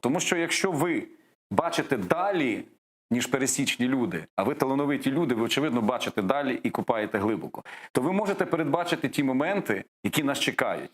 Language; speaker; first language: Ukrainian; native; Ukrainian